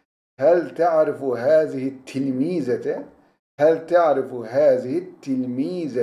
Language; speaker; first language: Arabic; non-native, fluent; Turkish